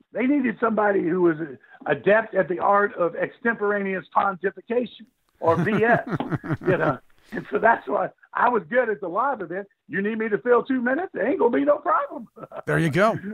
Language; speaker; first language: English; native; English